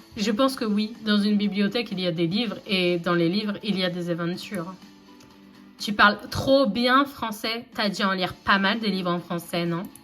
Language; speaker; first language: French; native; French